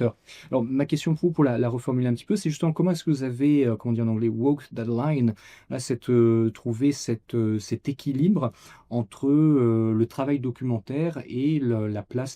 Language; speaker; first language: French; native; French